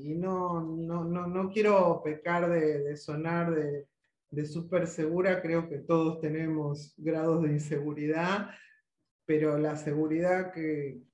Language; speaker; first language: Spanish; native; Spanish